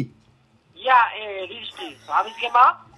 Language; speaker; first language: German; non-native, learner; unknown